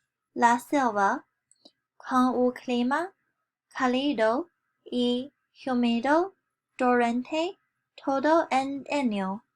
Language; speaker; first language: Spanish; non-native, learner; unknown